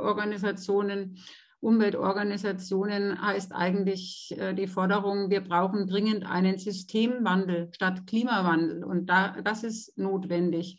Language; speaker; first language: German; native; German